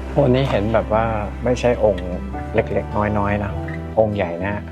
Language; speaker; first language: Thai; native; Thai